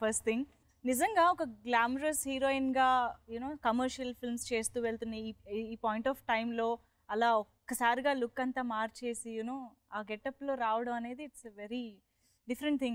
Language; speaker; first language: Telugu; native; Telugu